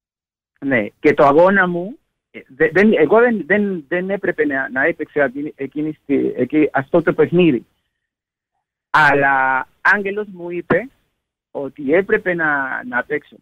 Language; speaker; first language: Greek; non-native, learner; Spanish